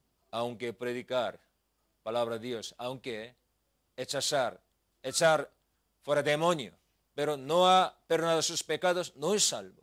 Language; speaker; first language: Spanish; non-native, learner; Korean